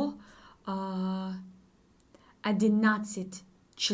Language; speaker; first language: Russian; non-native, learner; English